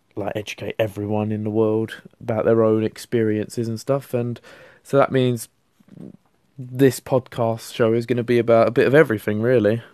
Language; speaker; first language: English; native; English